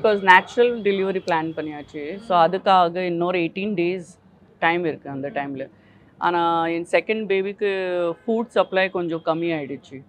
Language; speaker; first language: Tamil; non-native, fluent; Gujarati